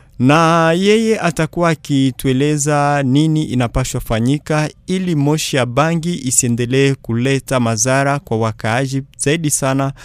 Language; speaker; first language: Swahili; native; Swahili